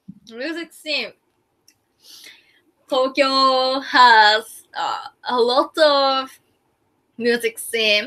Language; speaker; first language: English; non-native, learner; Japanese